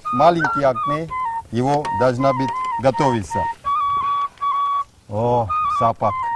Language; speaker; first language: Russian; non-native, fluent; Sinhala